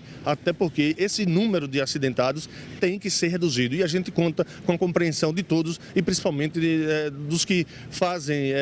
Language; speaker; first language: Portuguese; native; Portuguese